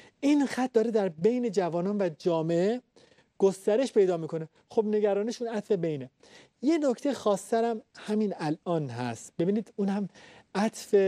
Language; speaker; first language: Persian; native; Persian